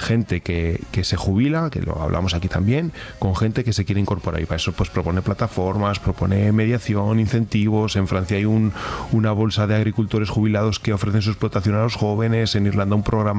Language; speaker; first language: Spanish; native; Spanish